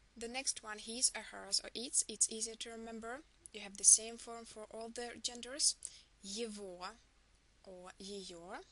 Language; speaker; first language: English; non-native, fluent; Russian